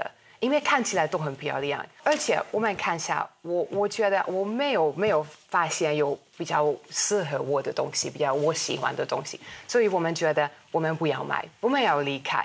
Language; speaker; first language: Chinese; non-native, fluent; Hungarian